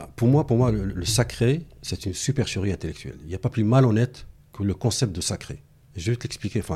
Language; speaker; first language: French; non-native, local second language; Arabic